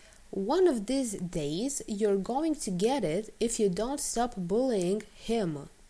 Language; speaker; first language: English; non-native, fluent; Romanian